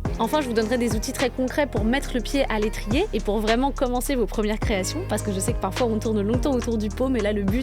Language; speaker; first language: French; native; French